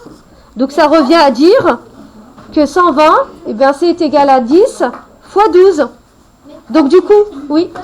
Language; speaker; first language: French; native; French